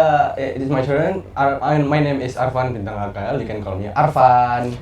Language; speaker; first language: English; non-native, learner; Indonesian